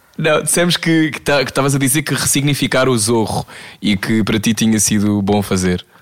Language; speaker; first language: Portuguese; native; Portuguese